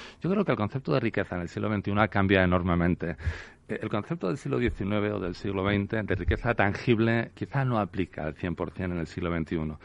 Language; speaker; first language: Spanish; native; Spanish